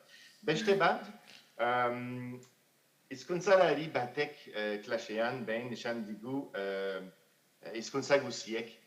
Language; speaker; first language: Basque; non-native, fluent; French